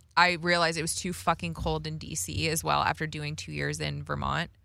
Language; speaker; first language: English; native; English